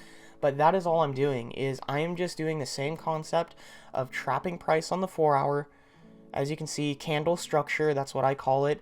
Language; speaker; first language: English; native; English